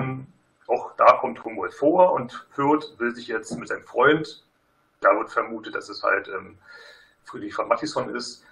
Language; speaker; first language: German; native; German